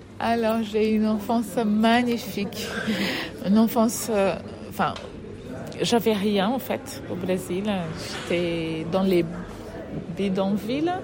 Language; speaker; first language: French; non-native, fluent; Portuguese